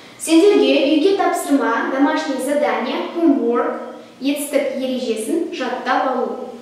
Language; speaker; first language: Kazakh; non-native, local second language; Russian